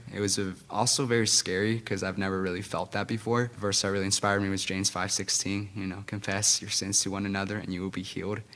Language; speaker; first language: English; non-native, fluent; Spanish